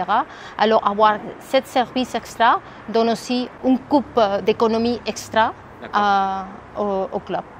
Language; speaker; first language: French; non-native, fluent; Spanish